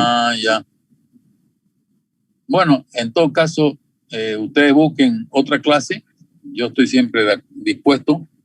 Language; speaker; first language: Spanish; native; Spanish